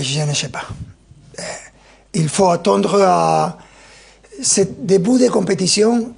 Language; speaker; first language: French; non-native, fluent; Spanish